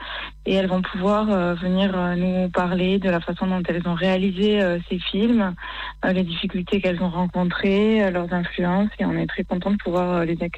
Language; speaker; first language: French; native; French